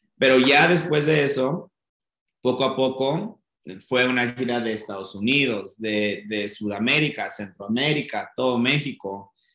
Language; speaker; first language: Spanish; non-native, fluent; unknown